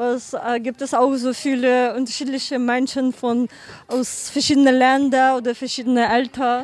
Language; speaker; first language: German; non-native, learner; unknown